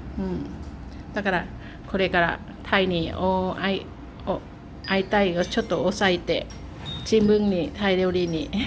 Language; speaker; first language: Japanese; non-native, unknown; Thai